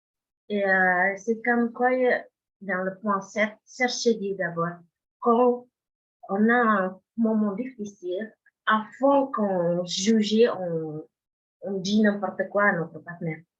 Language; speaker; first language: French; non-native, fluent; Indonesian